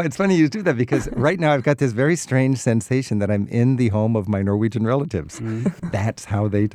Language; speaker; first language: English; native; English